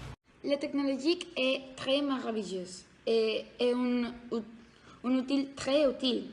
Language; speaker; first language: French; non-native, learner; Spanish